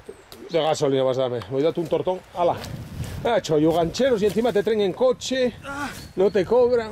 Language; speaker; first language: Spanish; native; Spanish